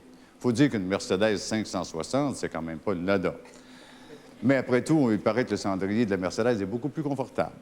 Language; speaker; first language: French; native; French